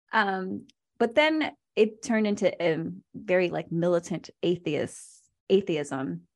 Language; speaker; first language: English; native; English